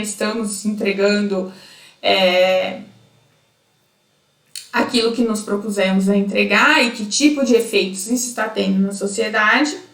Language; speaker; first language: Portuguese; native; Portuguese